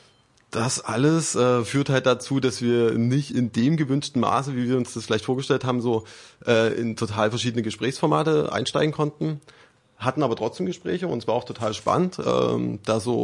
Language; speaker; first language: German; native; German